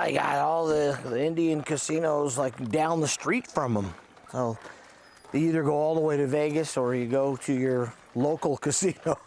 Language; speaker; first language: English; native; English